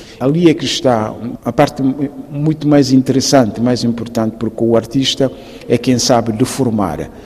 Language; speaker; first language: Portuguese; non-native, local second language; Upper Guinea Crioulo